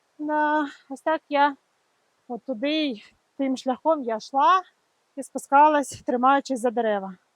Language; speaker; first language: Ukrainian; non-native, local second language; Russian